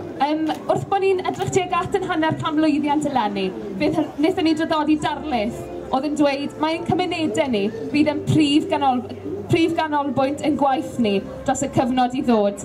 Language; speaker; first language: Welsh; native; Welsh